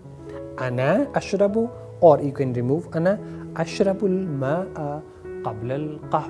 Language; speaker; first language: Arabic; non-native, fluent; Urdu